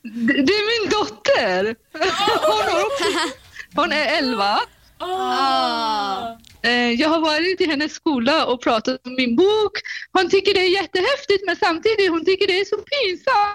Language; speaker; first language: Swedish; non-native, fluent; Baluchi